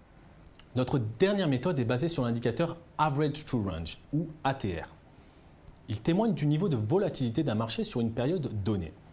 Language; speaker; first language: French; native; French